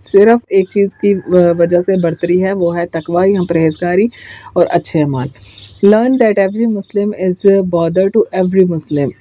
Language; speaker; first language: Urdu; native; Urdu